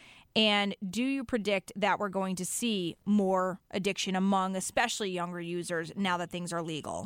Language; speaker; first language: English; native; English